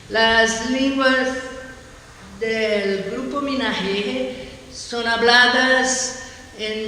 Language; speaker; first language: Spanish; non-native, learner; Portuguese